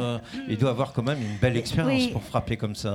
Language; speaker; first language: French; native; French